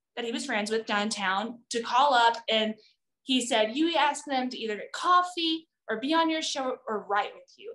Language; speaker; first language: English; native; English